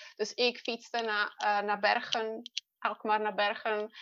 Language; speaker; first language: Dutch; non-native, fluent; Czech